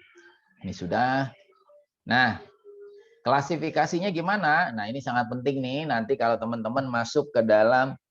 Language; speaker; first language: Indonesian; native; Indonesian